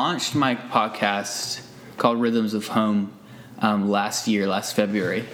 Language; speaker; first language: English; native; English